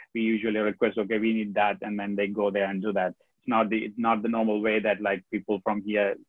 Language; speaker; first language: English; non-native, local second language; Tamil